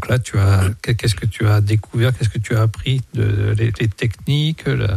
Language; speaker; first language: French; native; French